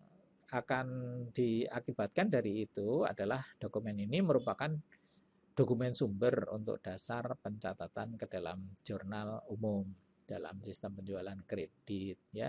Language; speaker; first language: Indonesian; native; Indonesian